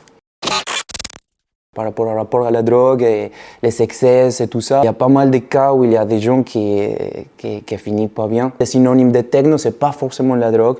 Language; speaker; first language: French; non-native, fluent; Spanish